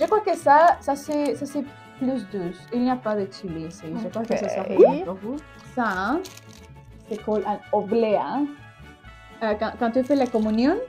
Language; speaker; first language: French; non-native, learner; Spanish